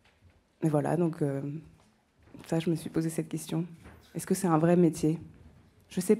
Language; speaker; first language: French; native; French